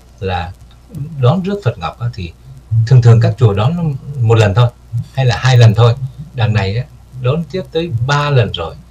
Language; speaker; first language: Vietnamese; native; Vietnamese